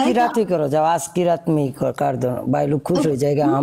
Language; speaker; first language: Hindi; non-native, fluent; Bangla